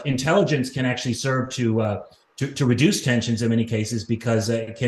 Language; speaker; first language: English; native; English